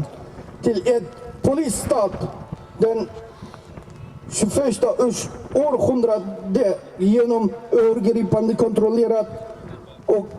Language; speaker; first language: Swedish; non-native, learner; Uyghur